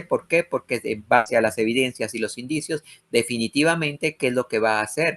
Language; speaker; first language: Spanish; native; Spanish